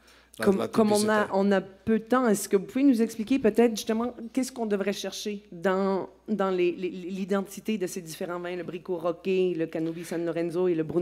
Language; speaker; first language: French; native; French